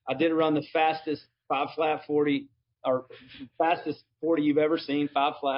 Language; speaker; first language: English; native; English